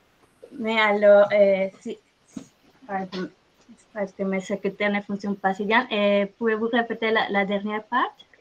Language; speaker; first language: French; non-native, fluent; Spanish